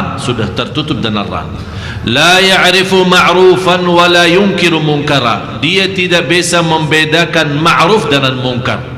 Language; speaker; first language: Malay; non-native, fluent; Arabic